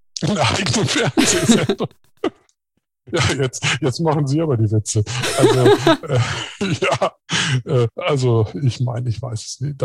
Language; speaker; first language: German; native; German